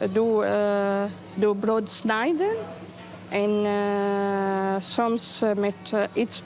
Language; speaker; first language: Dutch; non-native, learner; Arabic